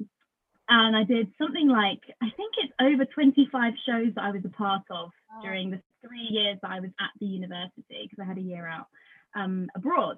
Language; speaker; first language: English; native; English